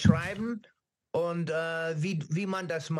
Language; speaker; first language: German; non-native, learner; English